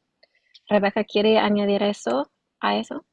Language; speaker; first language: Spanish; non-native, learner; English